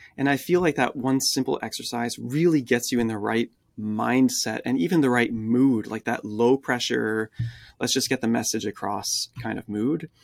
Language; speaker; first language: English; early bilingual, other home language; French